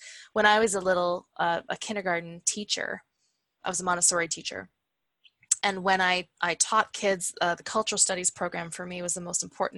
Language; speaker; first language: English; native; English